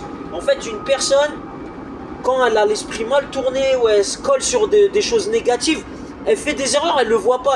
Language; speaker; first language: French; native; French